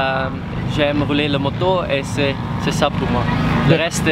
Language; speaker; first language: French; non-native, learner; Dutch